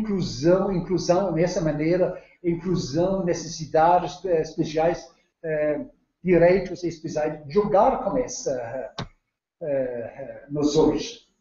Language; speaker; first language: Portuguese; non-native, learner; Danish